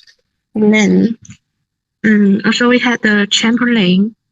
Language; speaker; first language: English; non-native, learner; Thai